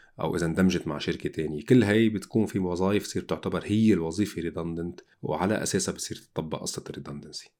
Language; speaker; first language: Arabic; native; Arabic